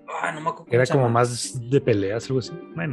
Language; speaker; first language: Spanish; native; Spanish